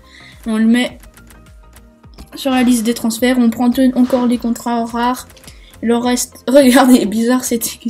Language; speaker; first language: French; native; French